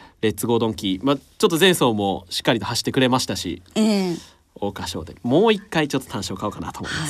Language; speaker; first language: Japanese; native; Japanese